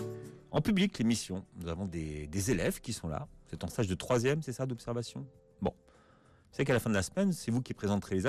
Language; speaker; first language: French; native; French